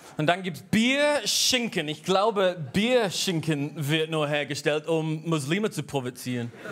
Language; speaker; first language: German; non-native, fluent; English